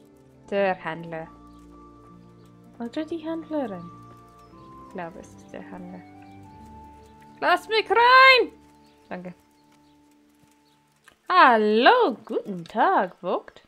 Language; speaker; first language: German; non-native, learner; English